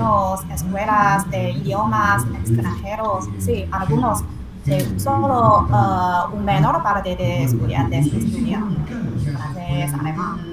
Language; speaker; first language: Spanish; non-native, fluent; Chinese